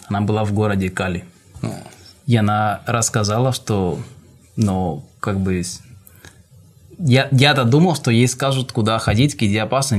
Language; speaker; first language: Russian; non-native, fluent; Spanish